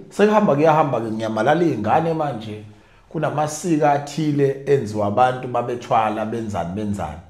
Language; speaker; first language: Zulu; native; Zulu